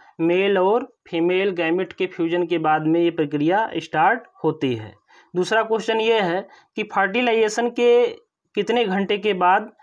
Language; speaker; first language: Hindi; native; Hindi